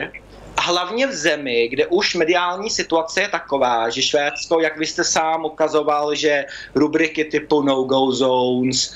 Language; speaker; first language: Czech; early bilingual, heritage; Czech